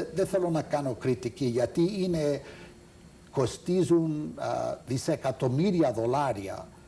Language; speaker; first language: Greek; early bilingual, heritage; Greek